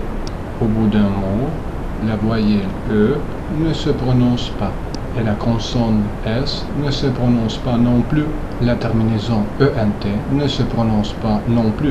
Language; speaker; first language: French; non-native, fluent; Russian